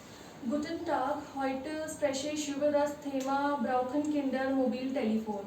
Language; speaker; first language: German; non-native, learner; Hindi